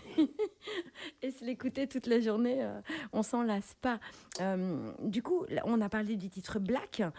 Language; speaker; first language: French; native; French